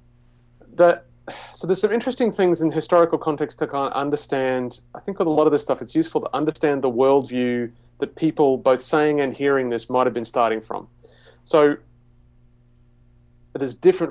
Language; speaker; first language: English; native; English